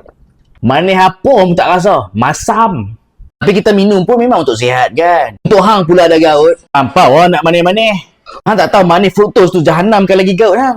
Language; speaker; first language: Malay; native; Malay